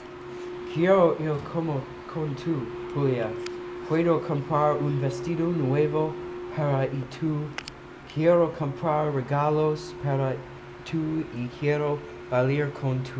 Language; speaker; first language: Spanish; non-native, learner; English